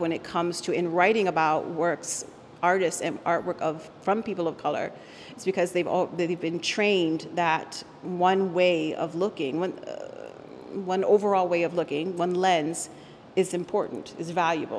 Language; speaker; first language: English; early bilingual, other home language; Spanish